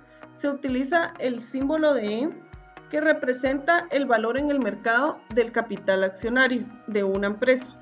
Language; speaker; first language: Spanish; native; Spanish